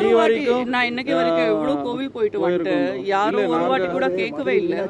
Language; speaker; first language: Tamil; non-native, local second language; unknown